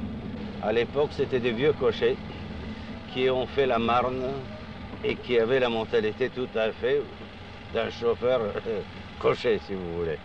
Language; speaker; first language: French; non-native, fluent; Russian